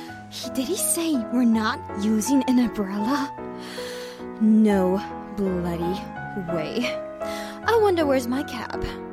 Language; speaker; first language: English; early bilingual, other home language; Japanese